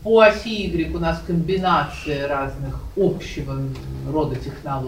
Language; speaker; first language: Russian; native; Russian